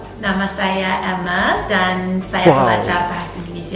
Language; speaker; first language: Indonesian; non-native, learner; English